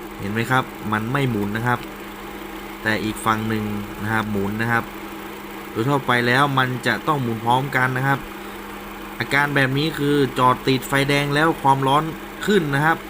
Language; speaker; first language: Thai; native; Thai